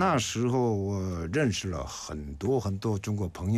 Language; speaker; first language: Chinese; non-native, fluent; Korean